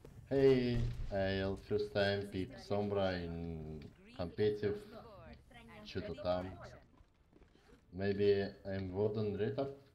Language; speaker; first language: English; non-native, learner; Russian